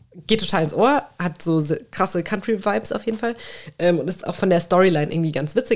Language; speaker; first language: German; native; German